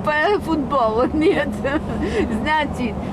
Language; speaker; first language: Russian; non-native, learner; Bulgarian